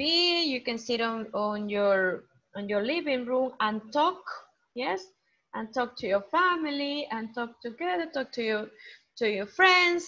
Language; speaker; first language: English; non-native, fluent; Spanish